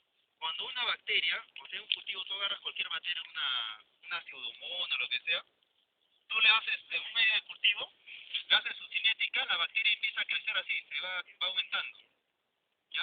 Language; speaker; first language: Spanish; native; Spanish